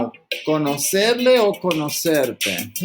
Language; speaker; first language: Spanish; non-native, learner; English